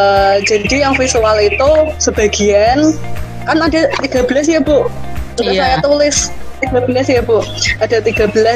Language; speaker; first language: Indonesian; native; Indonesian